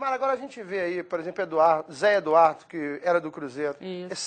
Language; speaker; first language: Portuguese; native; Portuguese